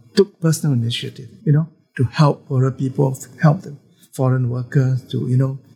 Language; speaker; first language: English; non-native, local second language; Chinese